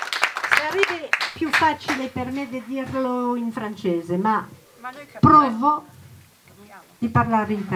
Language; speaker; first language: Italian; non-native, learner; French